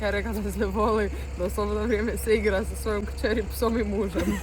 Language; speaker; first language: Croatian; native; Croatian